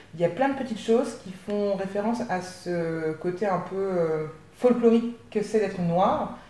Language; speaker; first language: French; native; French